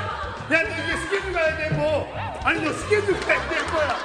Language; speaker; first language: Korean; native; Korean